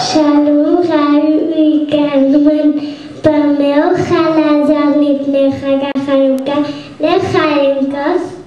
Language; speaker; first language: Hebrew; non-native, learner; English